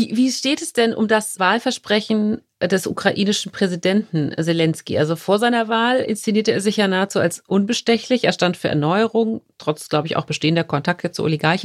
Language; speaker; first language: German; native; German